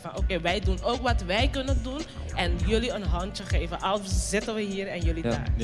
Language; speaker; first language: Dutch; non-native, local second language; Papiamento